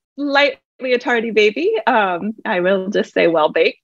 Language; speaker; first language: English; native; English